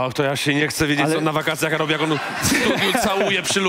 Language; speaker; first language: Polish; native; Polish